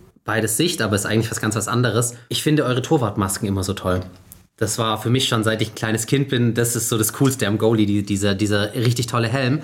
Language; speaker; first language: German; native; German